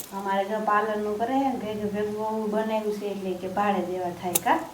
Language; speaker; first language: Gujarati; native; Gujarati